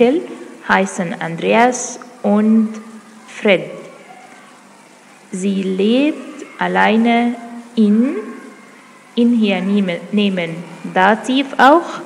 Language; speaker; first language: German; non-native, fluent; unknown